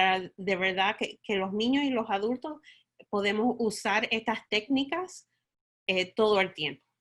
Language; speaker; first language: Spanish; early bilingual, heritage; Spanish